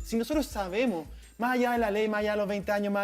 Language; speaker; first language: Spanish; native; Spanish